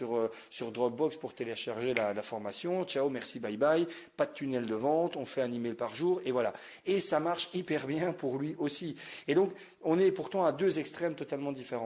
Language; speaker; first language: French; native; French